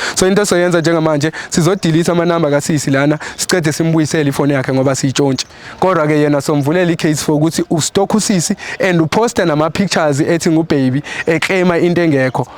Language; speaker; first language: Zulu; native; Zulu